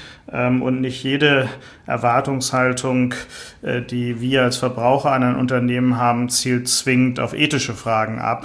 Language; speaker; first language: German; native; German